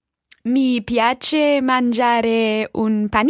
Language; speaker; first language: Italian; non-native, learner; English